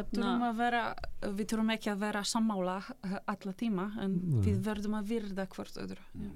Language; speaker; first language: Icelandic; non-native, fluent; Polish